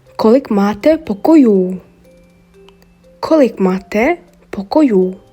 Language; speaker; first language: Czech; non-native, learner; Mongolian